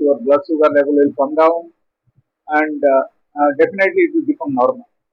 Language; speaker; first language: English; non-native, local second language; Telugu